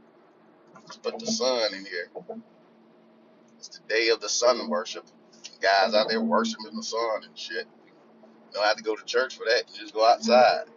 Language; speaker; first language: English; native; English